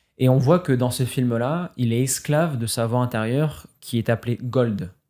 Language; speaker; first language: French; native; French